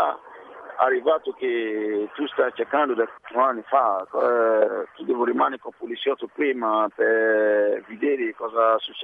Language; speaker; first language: Italian; non-native, learner; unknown